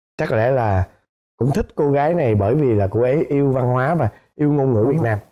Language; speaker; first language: Vietnamese; native; Vietnamese